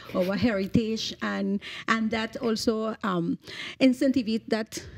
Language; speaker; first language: English; non-native, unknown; Spanish